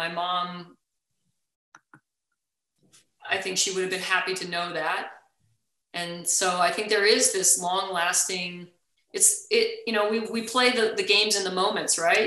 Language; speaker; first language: English; native; English